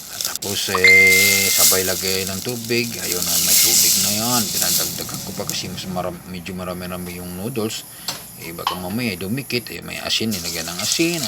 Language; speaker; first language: Filipino; native; Filipino